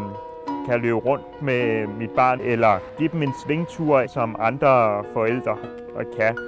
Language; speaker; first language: Danish; native; Danish